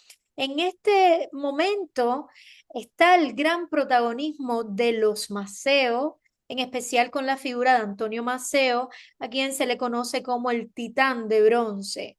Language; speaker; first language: Spanish; native; Spanish